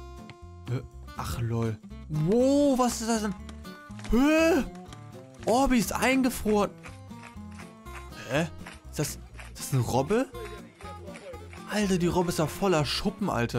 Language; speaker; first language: German; native; German